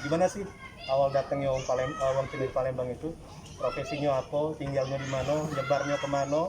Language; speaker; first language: Indonesian; native; Indonesian